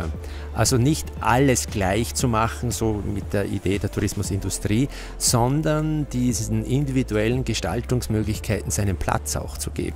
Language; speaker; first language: German; native; German